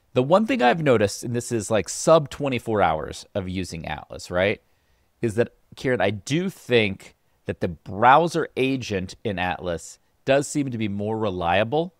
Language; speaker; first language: English; native; English